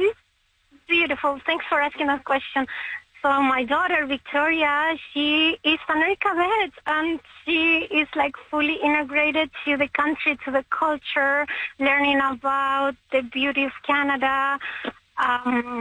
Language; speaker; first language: English; non-native, fluent; Spanish